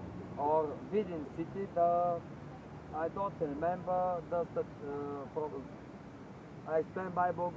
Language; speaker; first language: English; non-native, learner; Bulgarian